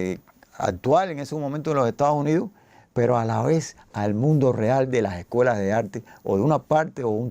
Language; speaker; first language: Spanish; native; Spanish